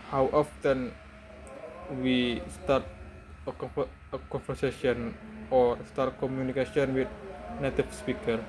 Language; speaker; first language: English; non-native, learner; Indonesian